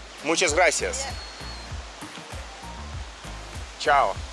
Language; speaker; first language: Spanish; non-native, learner; Russian